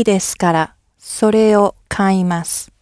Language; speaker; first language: Japanese; non-native, learner; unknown